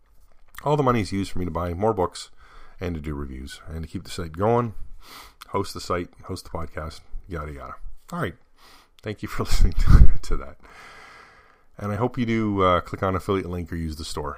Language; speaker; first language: English; native; English